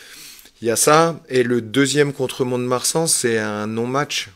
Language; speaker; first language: French; native; French